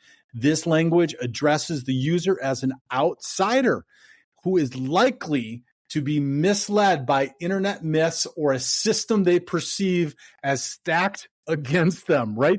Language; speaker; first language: English; native; English